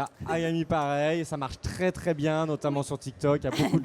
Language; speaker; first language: French; native; French